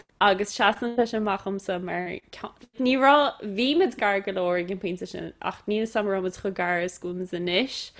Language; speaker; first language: Irish; native; Irish